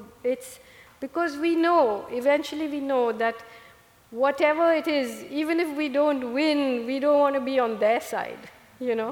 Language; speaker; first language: English; non-native, local second language; Malayalam